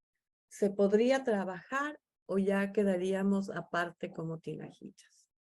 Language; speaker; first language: Spanish; native; Spanish